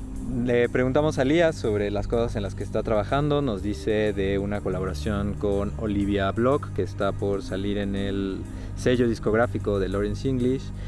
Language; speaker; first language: Spanish; native; Spanish